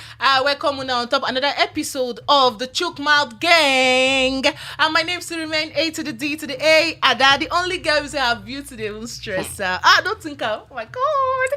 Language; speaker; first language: Nigerian Pidgin; native; Nigerian Pidgin